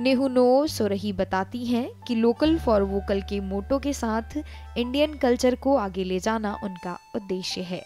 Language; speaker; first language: Hindi; native; Hindi